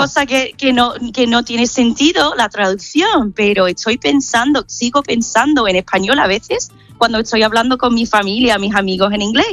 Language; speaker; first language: Spanish; non-native, fluent; English